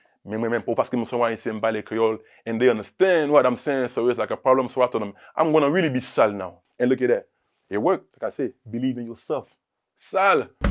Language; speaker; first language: English; early bilingual, other home language; Haitian Creole